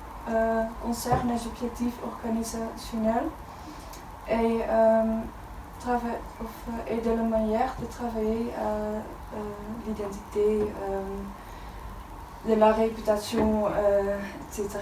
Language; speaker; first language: French; non-native, learner; Dutch